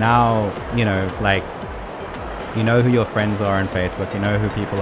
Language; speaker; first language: English; native; English